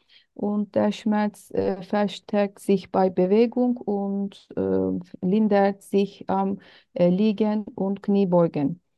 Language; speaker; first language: German; non-native, learner; Turkish